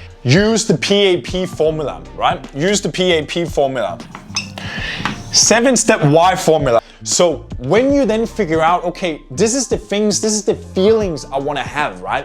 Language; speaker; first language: English; non-native, fluent; Danish